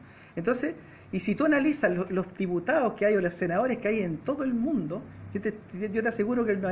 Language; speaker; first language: Spanish; native; Spanish